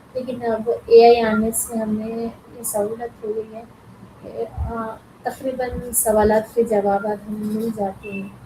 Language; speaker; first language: Urdu; native; Urdu